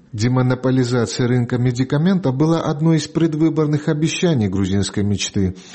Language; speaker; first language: Russian; non-native, local second language; Georgian